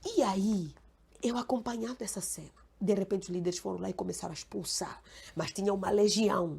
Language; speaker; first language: Portuguese; non-native, local second language; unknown